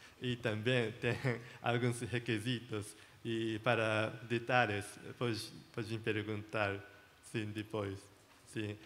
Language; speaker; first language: Portuguese; non-native, learner; Japanese